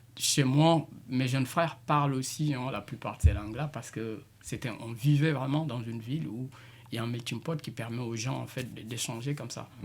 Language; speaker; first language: French; non-native, local second language; Jola-Fonyi